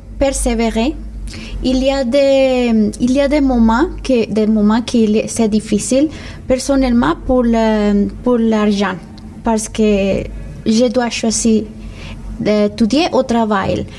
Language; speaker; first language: French; non-native, learner; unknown